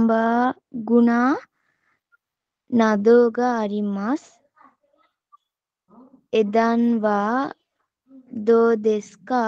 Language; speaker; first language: Japanese; non-native, learner; Sinhala